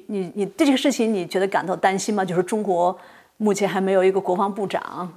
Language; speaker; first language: Chinese; native; Chinese